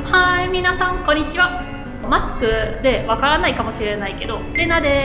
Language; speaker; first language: Japanese; non-native, fluent; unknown